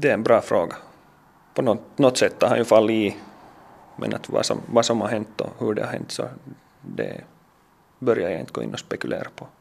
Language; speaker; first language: Swedish; native; Swedish